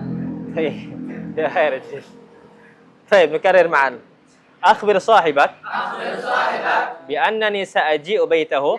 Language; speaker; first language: Arabic; non-native, fluent; Indonesian